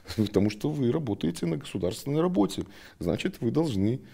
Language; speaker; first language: Russian; non-native, local second language; Belarusian